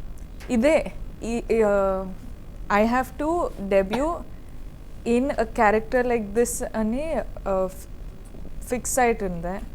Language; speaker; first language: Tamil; non-native, learner; Kannada